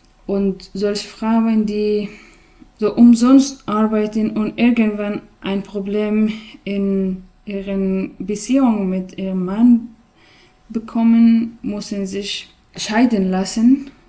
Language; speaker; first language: German; non-native, learner; Persian